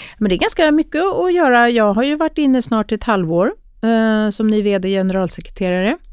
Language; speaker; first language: Swedish; native; Swedish